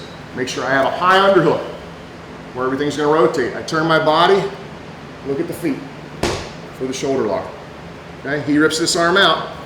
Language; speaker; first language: English; native; English